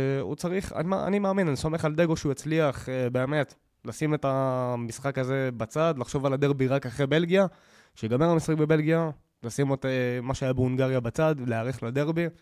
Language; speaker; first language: Hebrew; native; Hebrew